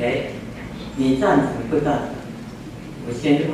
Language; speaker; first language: Chinese; non-native, local second language; Min Nan Chinese